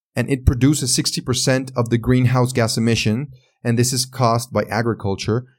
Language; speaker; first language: English; non-native, fluent; Spanish